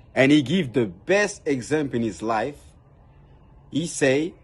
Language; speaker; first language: English; non-native, fluent; French